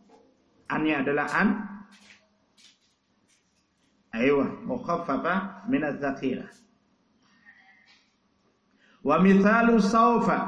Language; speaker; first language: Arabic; non-native, learner; Indonesian